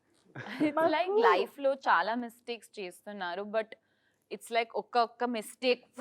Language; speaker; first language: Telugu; early bilingual, heritage; Telugu